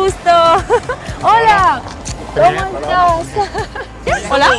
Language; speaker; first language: Spanish; non-native, fluent; Russian